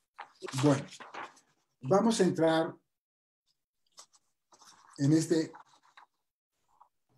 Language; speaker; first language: Spanish; non-native, fluent; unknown